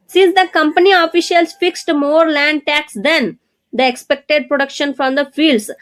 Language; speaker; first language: English; non-native, local second language; Kannada